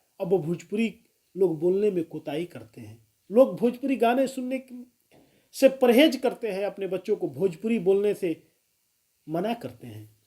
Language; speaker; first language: Hindi; non-native, local second language; Bhojpuri